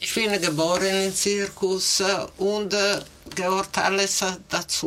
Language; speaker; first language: German; non-native, learner; Italian